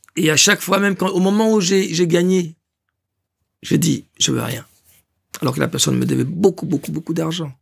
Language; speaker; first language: French; non-native, local second language; Lingala